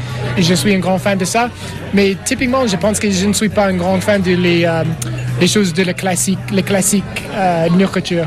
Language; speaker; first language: French; non-native, learner; English